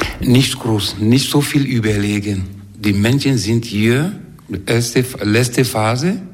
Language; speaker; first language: German; non-native, fluent; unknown